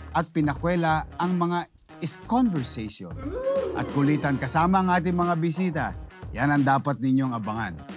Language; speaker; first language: Filipino; native; Filipino